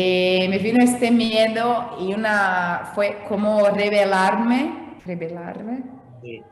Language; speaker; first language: Spanish; non-native, fluent; Portuguese